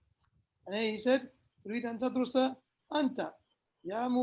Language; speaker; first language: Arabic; non-native, fluent; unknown